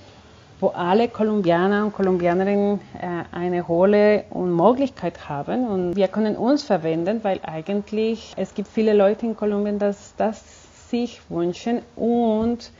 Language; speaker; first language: German; non-native, fluent; Spanish